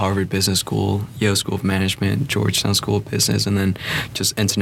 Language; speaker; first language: English; non-native, fluent; Vietnamese